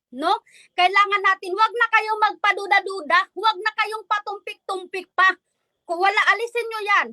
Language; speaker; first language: Filipino; non-native, local second language; Waray